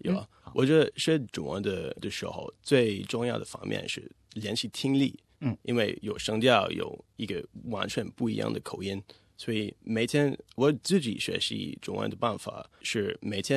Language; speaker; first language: Chinese; non-native, fluent; English